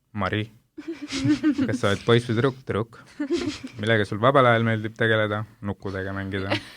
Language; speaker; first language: Estonian; early bilingual, other home language; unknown